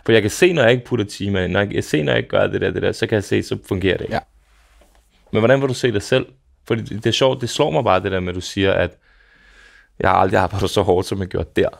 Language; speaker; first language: Danish; early bilingual, other home language; Serbian